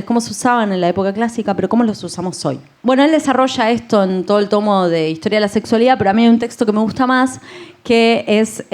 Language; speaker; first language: Spanish; native; Spanish